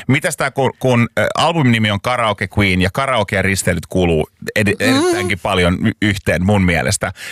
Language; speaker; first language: Finnish; non-native, local second language; Swedish